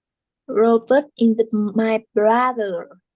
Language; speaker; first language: English; non-native, learner; Vietnamese